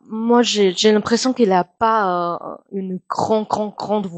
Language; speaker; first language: French; non-native, fluent; Chinese